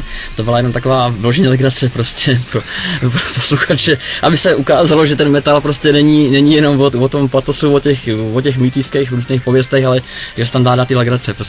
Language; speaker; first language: Czech; native; Czech